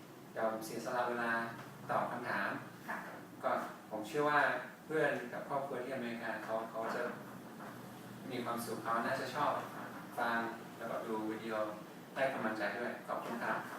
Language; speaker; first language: Thai; non-native, fluent; English